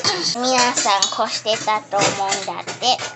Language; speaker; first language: Japanese; early bilingual, heritage; English